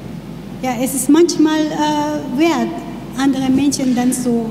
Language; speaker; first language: German; non-native, learner; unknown